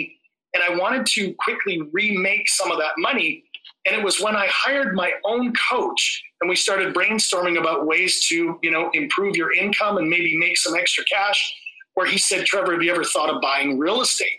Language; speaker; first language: English; native; English